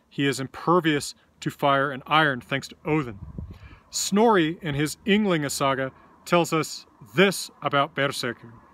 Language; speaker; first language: English; native; English